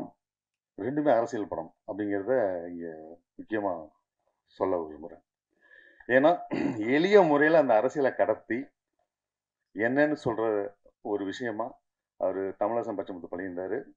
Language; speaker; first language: Tamil; native; Tamil